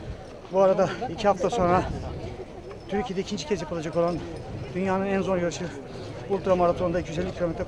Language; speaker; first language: Turkish; native; Turkish